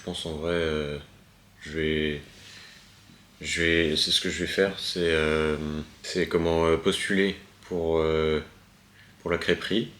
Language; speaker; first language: French; native; French